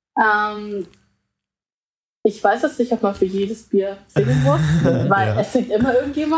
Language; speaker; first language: German; early bilingual, other home language; Vietnamese